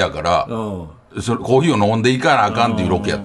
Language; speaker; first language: Japanese; native; Japanese